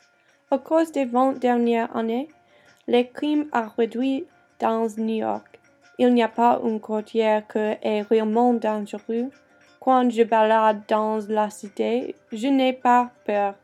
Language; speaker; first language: French; non-native, learner; English